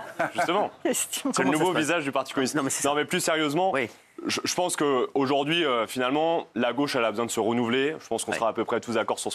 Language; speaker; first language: French; native; French